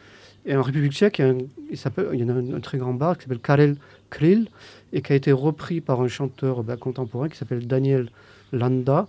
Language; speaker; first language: French; native; French